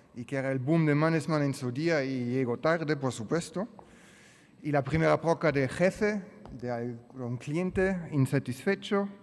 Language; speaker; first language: Spanish; early bilingual, other home language; German